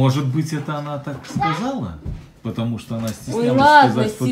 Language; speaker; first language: Russian; native; Russian